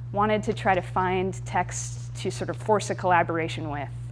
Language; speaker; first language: English; native; English